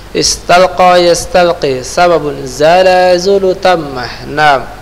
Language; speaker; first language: Arabic; non-native, fluent; Indonesian